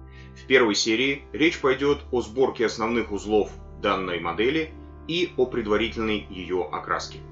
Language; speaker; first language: Russian; native; Russian